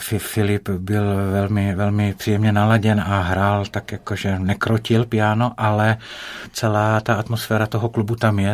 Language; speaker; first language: Czech; native; Czech